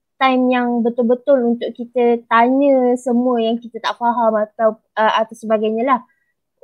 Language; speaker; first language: Malay; native; Malay